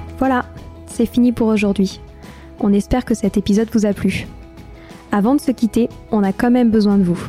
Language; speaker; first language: French; native; French